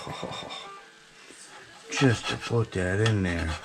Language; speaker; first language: English; native; English